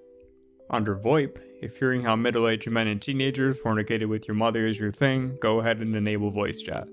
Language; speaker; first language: English; native; English